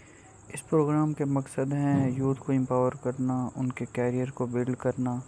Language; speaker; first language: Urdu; non-native, local second language; Punjabi